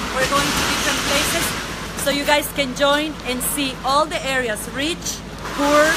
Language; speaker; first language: English; non-native, fluent; Spanish